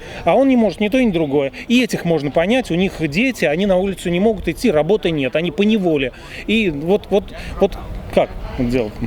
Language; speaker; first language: Russian; native; Russian